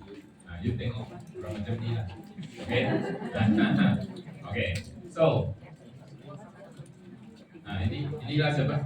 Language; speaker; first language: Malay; non-native, local second language; Chinese